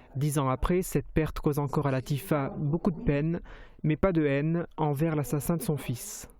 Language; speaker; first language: French; native; French